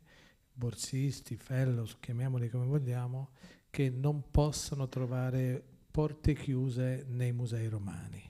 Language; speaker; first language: Italian; native; Italian